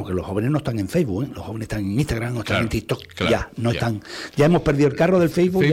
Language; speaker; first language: Spanish; native; Spanish